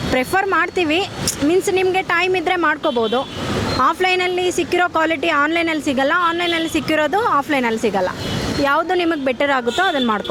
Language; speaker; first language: Kannada; native; Kannada